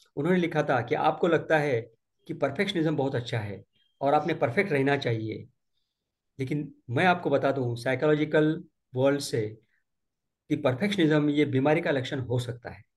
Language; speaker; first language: Hindi; non-native, local second language; Marathi